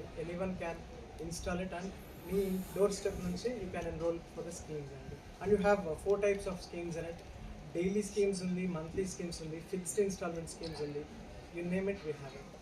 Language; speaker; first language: Telugu; native; Telugu